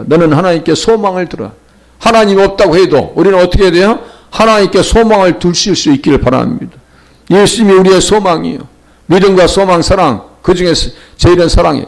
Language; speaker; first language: Korean; native; Korean